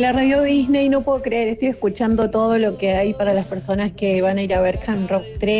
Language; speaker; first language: Spanish; native; Spanish